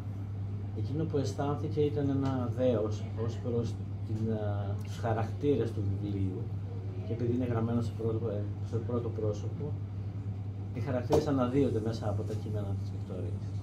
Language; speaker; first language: Greek; native; Greek